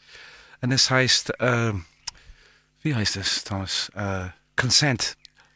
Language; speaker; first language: German; non-native, learner; English